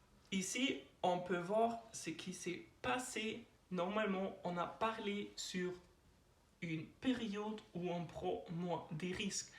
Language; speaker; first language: French; non-native, learner; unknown